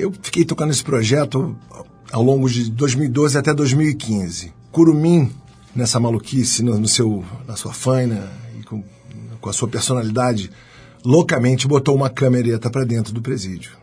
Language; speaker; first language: Portuguese; native; Portuguese